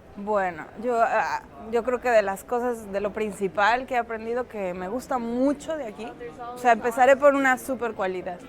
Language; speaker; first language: Spanish; native; Spanish